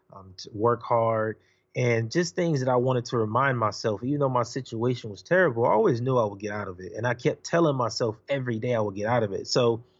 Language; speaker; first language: English; native; English